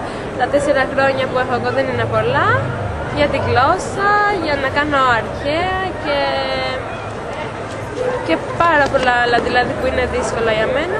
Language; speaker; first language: Greek; non-native, fluent; Albanian